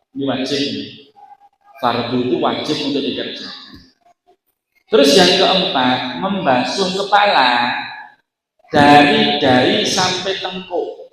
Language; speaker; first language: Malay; non-native, local second language; Javanese